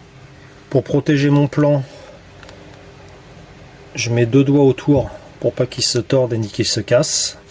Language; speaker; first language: French; native; French